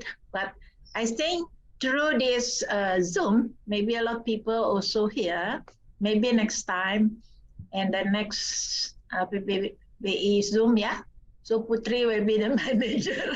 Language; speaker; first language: English; non-native, learner; Indonesian